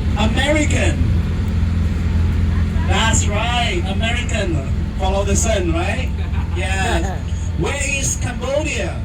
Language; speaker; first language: English; non-native, fluent; Vietnamese